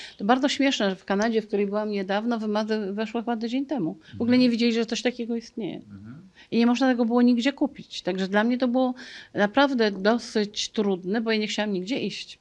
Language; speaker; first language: Polish; native; Polish